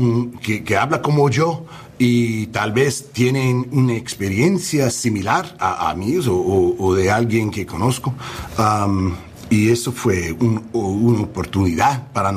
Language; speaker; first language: Spanish; early bilingual, heritage; English